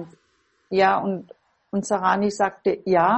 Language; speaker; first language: German; non-native, fluent; English